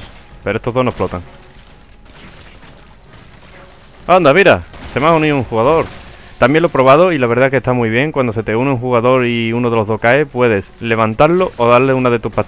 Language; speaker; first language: Spanish; native; Spanish